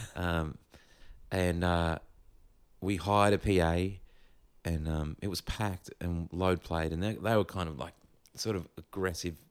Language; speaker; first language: English; native; English